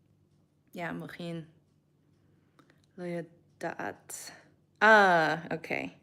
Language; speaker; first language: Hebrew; non-native, learner; English